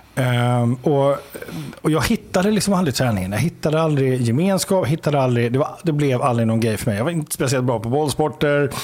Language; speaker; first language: Swedish; native; Swedish